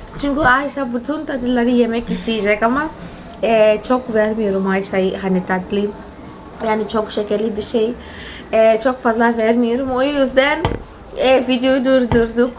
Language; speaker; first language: Turkish; non-native, fluent; Portuguese